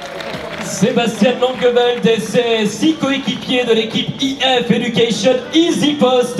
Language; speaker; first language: French; native; French